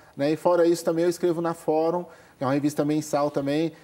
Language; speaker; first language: Portuguese; native; Portuguese